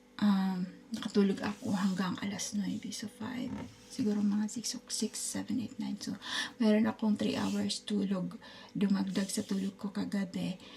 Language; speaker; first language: Filipino; native; Filipino